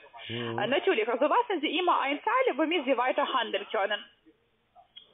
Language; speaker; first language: German; non-native, fluent; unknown